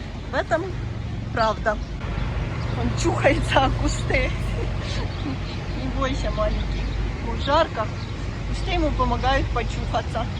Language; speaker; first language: Russian; native; Russian